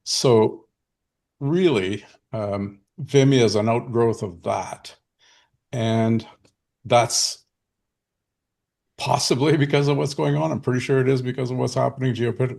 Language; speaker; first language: English; native; English